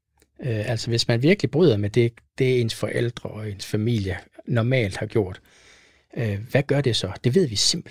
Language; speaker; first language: Danish; native; Danish